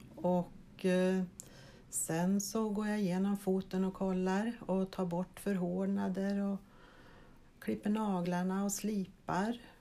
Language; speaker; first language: Swedish; native; Swedish